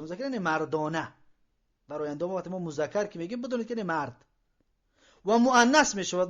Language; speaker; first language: Persian; native; Persian